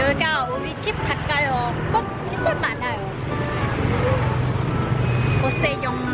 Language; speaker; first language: Korean; non-native, learner; Vietnamese